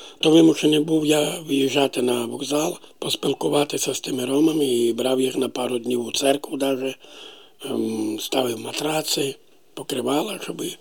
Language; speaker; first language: Ukrainian; non-native, local second language; Romany